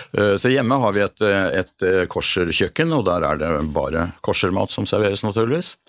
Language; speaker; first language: Norwegian; early bilingual, other home language; Hungarian